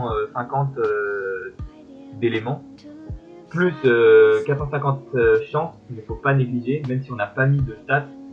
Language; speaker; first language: French; native; French